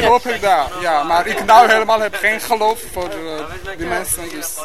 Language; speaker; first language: Dutch; non-native, learner; Armenian